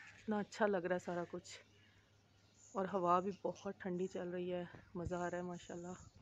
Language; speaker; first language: Urdu; native; Urdu